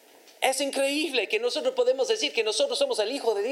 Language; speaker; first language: Spanish; non-native, fluent; English